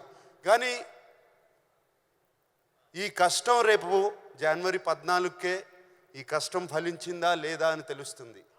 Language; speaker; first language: Telugu; native; Telugu